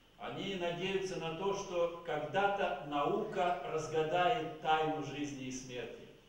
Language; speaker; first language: Russian; native; Russian